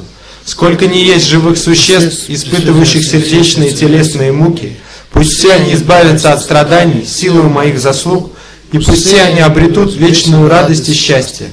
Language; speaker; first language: Russian; native; Russian